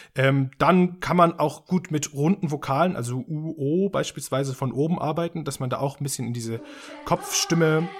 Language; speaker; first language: German; native; German